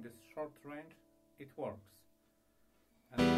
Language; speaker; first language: English; non-native, learner; Polish